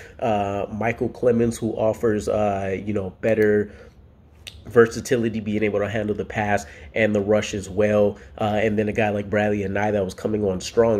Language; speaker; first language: English; native; English